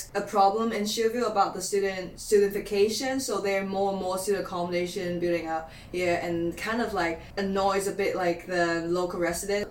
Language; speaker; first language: English; non-native, local second language; Cantonese